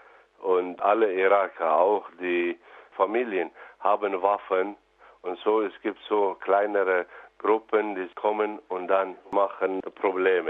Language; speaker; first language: German; non-native, learner; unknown